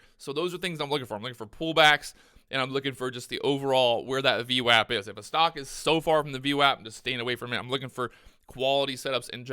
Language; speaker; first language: English; native; English